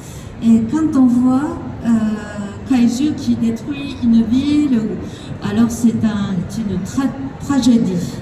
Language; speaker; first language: French; non-native, fluent; Japanese